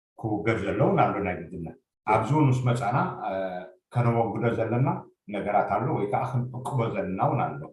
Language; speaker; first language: Tigrinya; native; Tigrinya